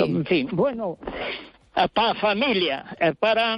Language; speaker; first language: Spanish; non-native, local second language; Galician